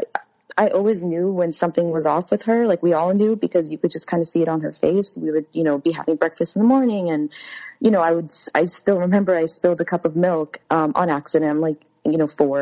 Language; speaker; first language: English; native; English